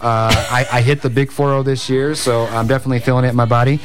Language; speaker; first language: English; early bilingual, other home language; Spanish